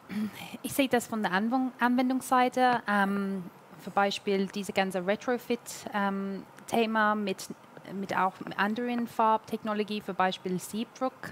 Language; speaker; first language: German; non-native, learner; English